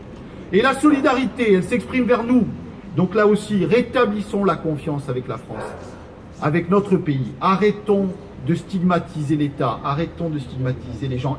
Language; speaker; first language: French; native; French